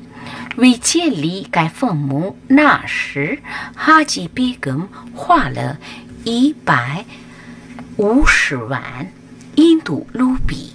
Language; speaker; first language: Chinese; non-native, learner; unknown